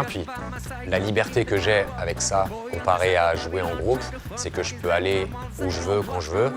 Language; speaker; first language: French; native; French